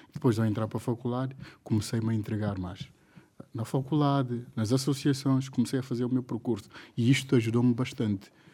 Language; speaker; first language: Portuguese; non-native, local second language; Upper Guinea Crioulo